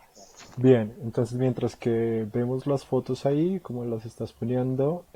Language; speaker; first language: Spanish; native; Spanish